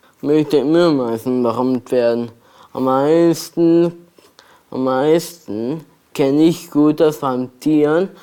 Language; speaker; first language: German; non-native, learner; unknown